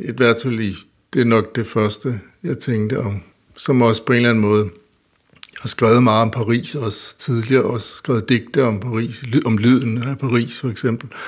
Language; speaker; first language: Danish; native; Danish